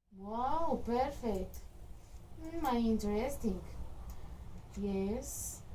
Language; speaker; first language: English; non-native, learner; Spanish